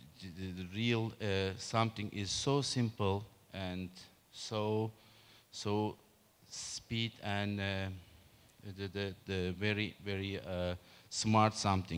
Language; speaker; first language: English; non-native, learner; Turkish